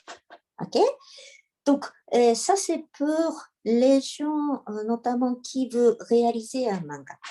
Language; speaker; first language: French; non-native, learner; Japanese